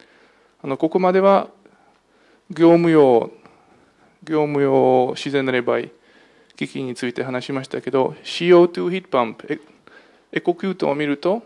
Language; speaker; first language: Japanese; non-native, fluent; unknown